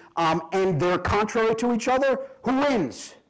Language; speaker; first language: English; native; English